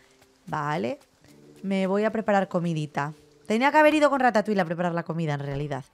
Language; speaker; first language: Spanish; native; Spanish